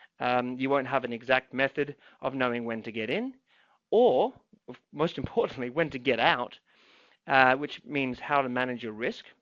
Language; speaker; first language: English; native; English